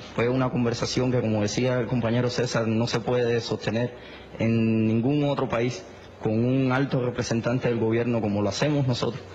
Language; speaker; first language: Spanish; native; Spanish